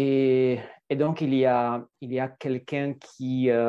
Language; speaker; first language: French; non-native, fluent; Italian